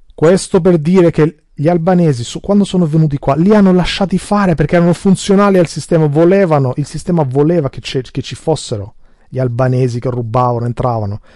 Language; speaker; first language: Italian; early bilingual, other home language; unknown